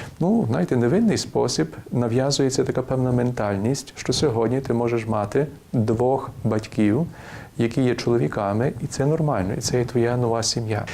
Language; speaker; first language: Ukrainian; native; Ukrainian